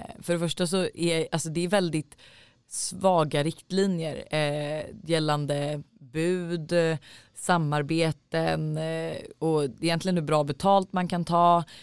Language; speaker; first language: Swedish; native; Swedish